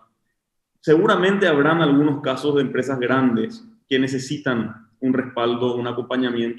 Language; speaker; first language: Spanish; native; Spanish